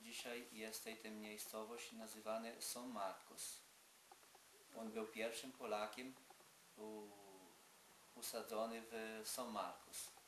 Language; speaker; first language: Polish; early bilingual, heritage; Polish